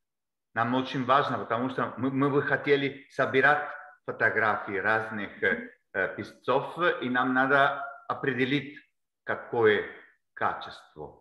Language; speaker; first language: Russian; non-native, learner; Bulgarian